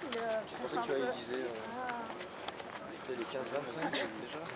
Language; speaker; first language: French; non-native, learner; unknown